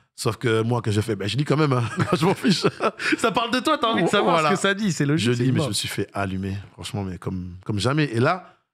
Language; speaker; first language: French; native; French